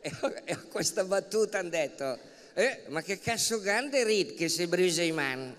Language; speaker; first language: Italian; native; Italian